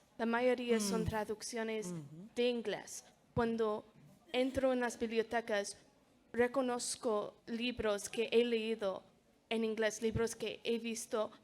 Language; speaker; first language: Spanish; non-native, fluent; English